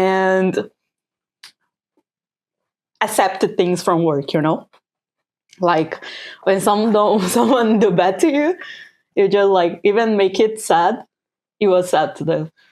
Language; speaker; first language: English; non-native, fluent; Portuguese